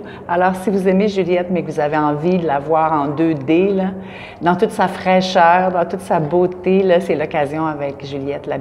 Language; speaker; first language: French; native; French